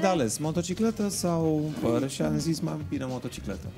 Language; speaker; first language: Romanian; native; Romanian